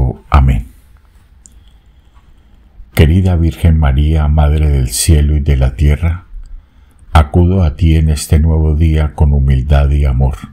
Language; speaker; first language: Spanish; native; Spanish